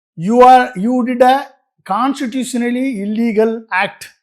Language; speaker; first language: English; non-native, local second language; Tamil